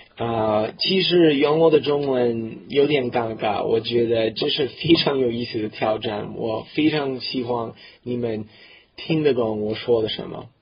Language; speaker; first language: Chinese; non-native, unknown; English